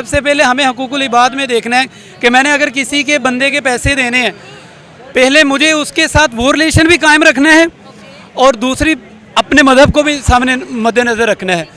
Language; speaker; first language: Urdu; non-native, local second language; Punjabi